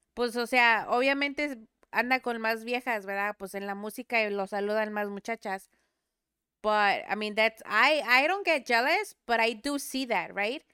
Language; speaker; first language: Spanish; native; Spanish